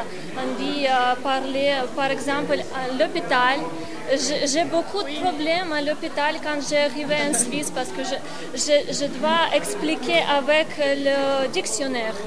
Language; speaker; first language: French; non-native, learner; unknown